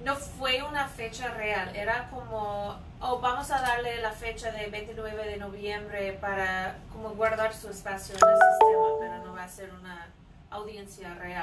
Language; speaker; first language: Spanish; non-native, fluent; English